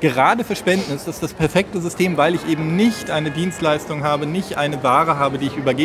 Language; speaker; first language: German; native; German